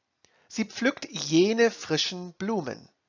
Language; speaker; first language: German; non-native, fluent; English